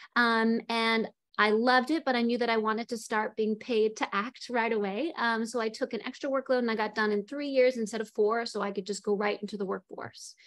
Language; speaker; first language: English; native; English